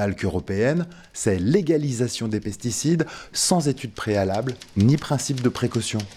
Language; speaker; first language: French; native; French